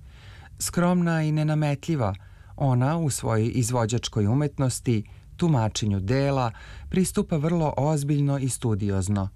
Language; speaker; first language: Serbian; native; Serbian